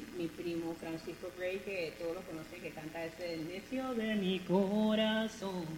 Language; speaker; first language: Spanish; non-native, local second language; English